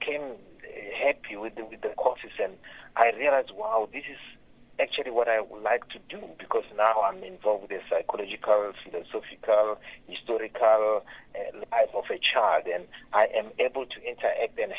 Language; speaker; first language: English; non-native, local second language; Tsonga